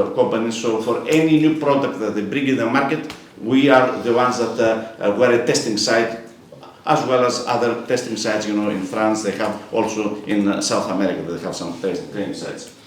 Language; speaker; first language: English; non-native, fluent; Greek